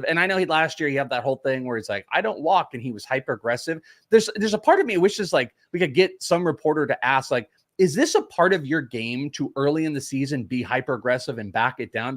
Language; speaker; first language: English; native; English